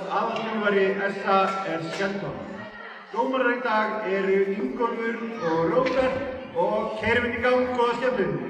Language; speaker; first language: Icelandic; native; Icelandic